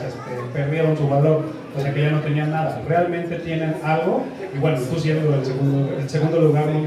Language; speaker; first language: Spanish; native; Spanish